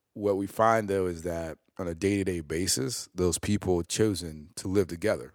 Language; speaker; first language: English; native; English